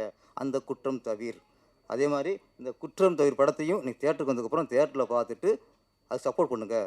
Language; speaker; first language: Tamil; native; Tamil